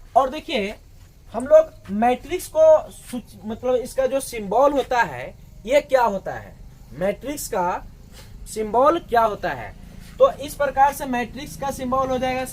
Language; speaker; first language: Hindi; native; Hindi